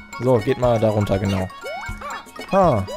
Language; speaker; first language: German; native; German